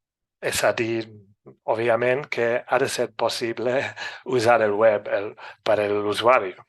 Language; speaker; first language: Catalan; non-native, fluent; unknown